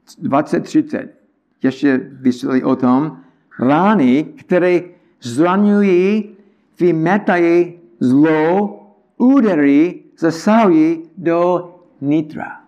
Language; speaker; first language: Czech; non-native, learner; English